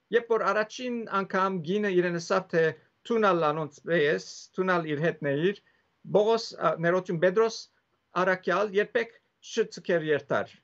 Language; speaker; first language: Armenian; early bilingual, heritage; Armenian